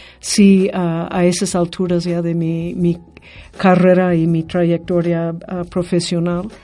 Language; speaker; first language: Spanish; non-native, fluent; English